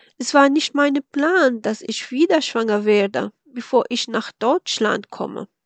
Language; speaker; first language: German; non-native, fluent; Arabic